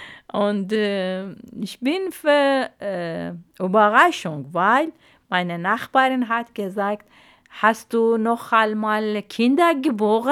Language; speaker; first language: German; non-native, learner; Arabic